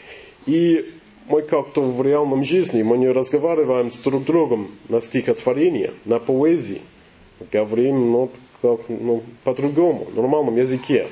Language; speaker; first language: Russian; non-native, learner; English